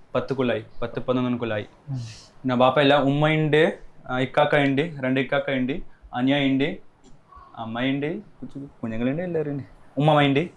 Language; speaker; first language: Malayalam; non-native, local second language; Bangla